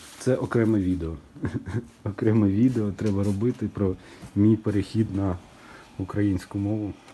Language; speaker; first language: Ukrainian; non-native, local second language; Russian